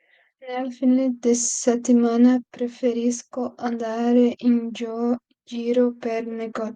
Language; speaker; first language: Italian; non-native, learner; Portuguese